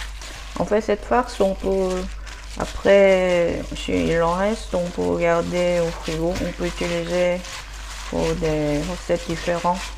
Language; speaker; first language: French; non-native, learner; Korean